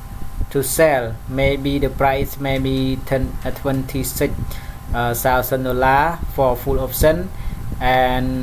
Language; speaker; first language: English; non-native, learner; Khmer